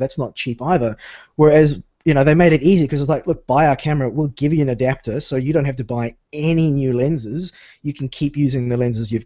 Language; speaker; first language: English; native; English